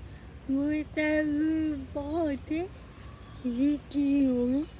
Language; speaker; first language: French; non-native, learner; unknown